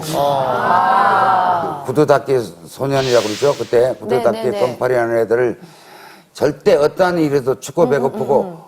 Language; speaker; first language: Korean; native; Korean